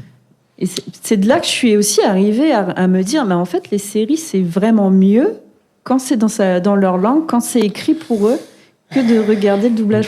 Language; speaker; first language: French; native; French